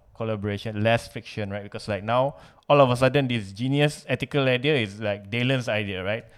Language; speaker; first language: English; non-native, local second language; Malay